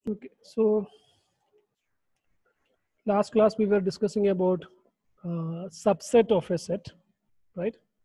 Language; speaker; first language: English; non-native, local second language; Malayalam